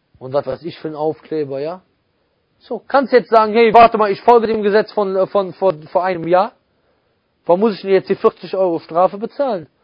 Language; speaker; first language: German; native; German